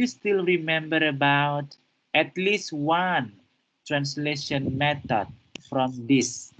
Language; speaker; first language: English; non-native, fluent; Indonesian